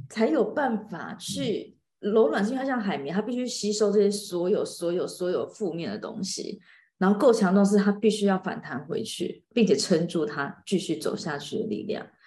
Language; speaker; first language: Chinese; native; Chinese